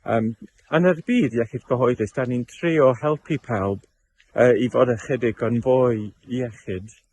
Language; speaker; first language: Welsh; non-native, learner; English